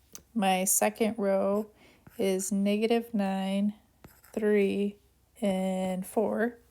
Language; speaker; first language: English; native; English